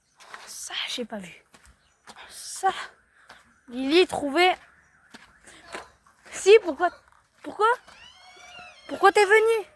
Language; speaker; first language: French; native; French